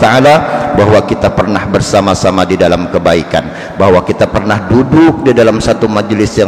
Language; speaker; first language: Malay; non-native, local second language; Banjar